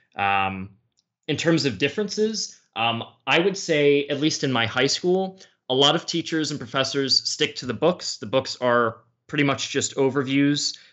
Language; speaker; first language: English; native; English